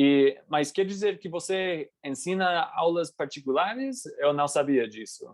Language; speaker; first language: Portuguese; non-native, fluent; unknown